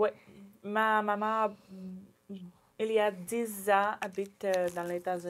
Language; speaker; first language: French; non-native, learner; Ukrainian